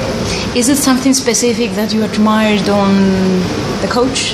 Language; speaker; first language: English; non-native, fluent; Greek